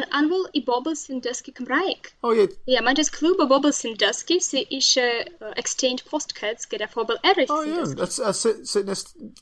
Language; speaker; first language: Welsh; non-native, learner; Russian